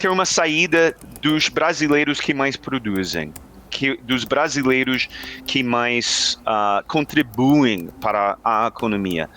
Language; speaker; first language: Portuguese; non-native, fluent; English